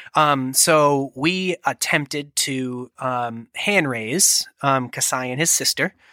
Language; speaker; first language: English; native; English